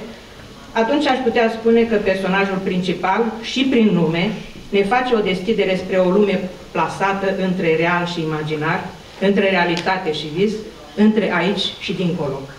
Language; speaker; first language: Romanian; native; Romanian